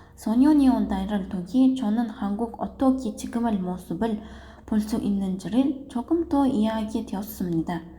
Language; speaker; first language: Korean; non-native, learner; Uzbek